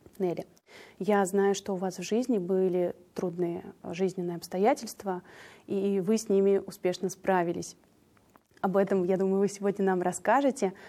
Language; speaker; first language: Russian; native; Russian